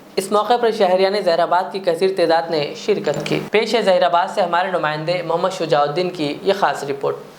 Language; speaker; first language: Urdu; native; Urdu